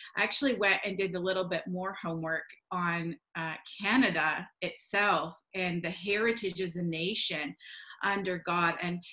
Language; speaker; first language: English; native; English